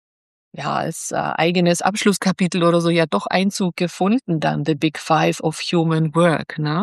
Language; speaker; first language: German; native; German